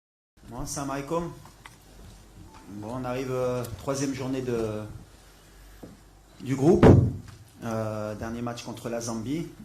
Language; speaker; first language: French; native; French